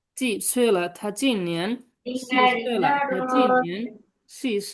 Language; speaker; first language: Chinese; non-native, fluent; Bangla